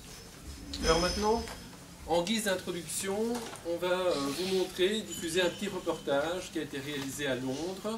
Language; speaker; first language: French; native; French